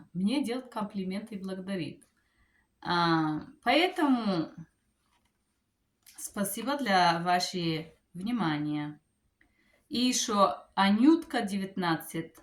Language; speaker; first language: Russian; non-native, fluent; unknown